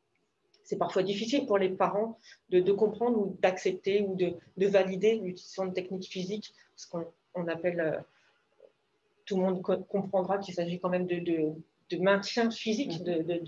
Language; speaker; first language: French; native; French